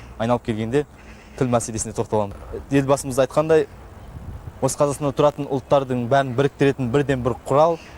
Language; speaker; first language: Kazakh; non-native, local second language; Tajik